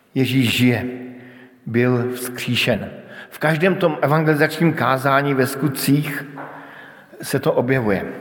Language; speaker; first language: Czech; native; Czech